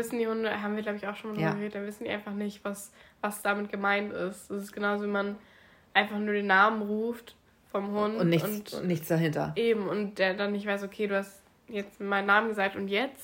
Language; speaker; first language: German; native; German